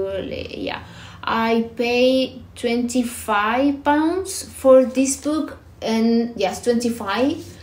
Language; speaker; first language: English; non-native, learner; Spanish